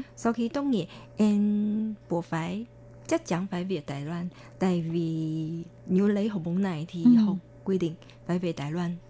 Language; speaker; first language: Vietnamese; non-native, fluent; Chinese